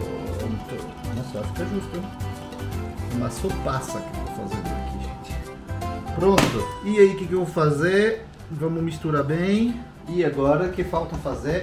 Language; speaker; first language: Portuguese; non-native, fluent; French